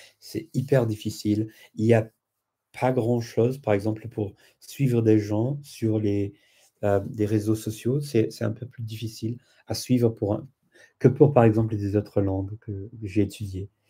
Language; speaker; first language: French; non-native, fluent; English